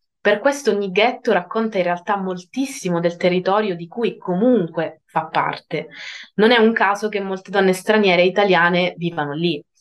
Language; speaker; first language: Italian; native; Italian